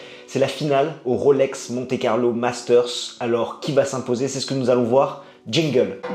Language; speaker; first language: French; native; French